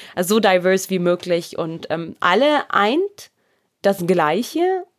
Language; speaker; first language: German; early bilingual, other home language; Arabic